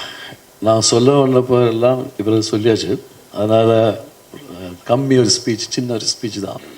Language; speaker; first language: Tamil; non-native, fluent; Malayalam